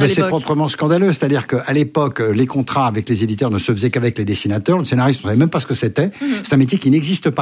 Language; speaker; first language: French; native; French